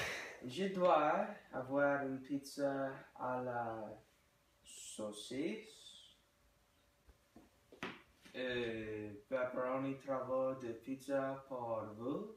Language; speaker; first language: French; non-native, learner; English